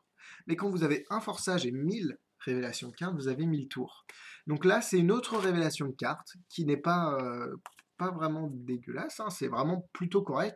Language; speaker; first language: French; native; French